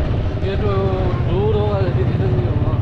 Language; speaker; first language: Hindi; non-native, local second language; Bangla